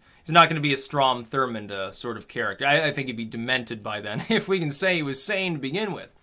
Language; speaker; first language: English; native; English